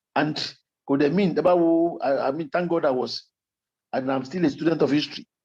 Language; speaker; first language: English; non-native, local second language; Yoruba